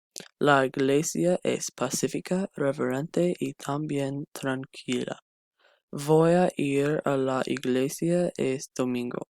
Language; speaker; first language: Spanish; non-native, learner; English